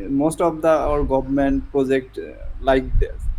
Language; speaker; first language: English; non-native, learner; Bangla